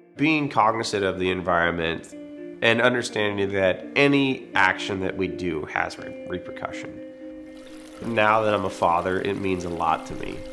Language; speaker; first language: English; native; English